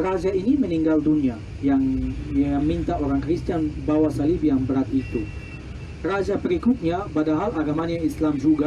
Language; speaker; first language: Indonesian; non-native, fluent; Arabic